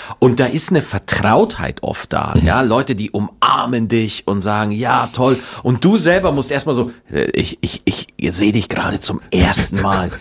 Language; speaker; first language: German; native; German